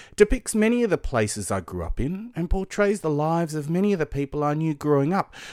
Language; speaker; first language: English; native; English